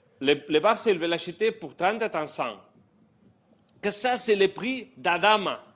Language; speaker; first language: French; non-native, learner; Spanish